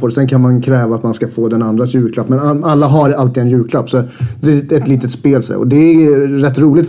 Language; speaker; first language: Swedish; native; Swedish